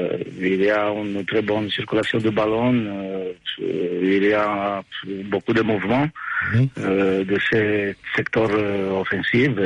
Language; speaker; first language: French; non-native, fluent; Romanian